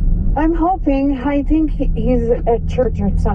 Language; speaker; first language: English; native; English